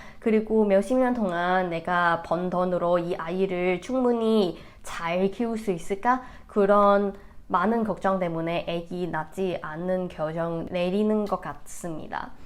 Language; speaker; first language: Korean; non-native, fluent; Cantonese